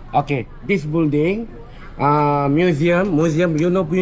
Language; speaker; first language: English; non-native, learner; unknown